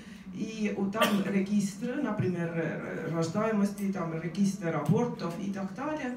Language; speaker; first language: Russian; non-native, fluent; Estonian